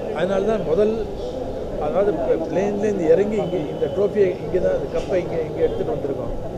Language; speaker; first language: Tamil; native; Tamil